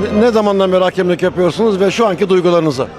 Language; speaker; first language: Turkish; native; Turkish